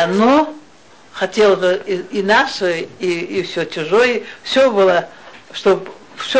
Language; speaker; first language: Russian; non-native, local second language; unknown